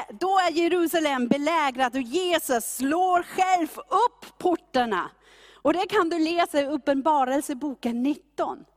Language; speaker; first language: Swedish; non-native, fluent; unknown